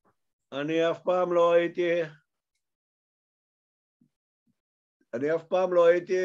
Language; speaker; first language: Hebrew; non-native, fluent; Russian